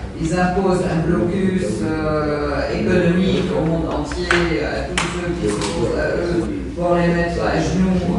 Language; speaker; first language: French; non-native, fluent; Arabic